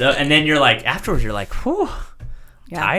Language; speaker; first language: English; native; English